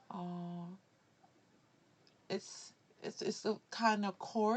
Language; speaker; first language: English; non-native, learner; Korean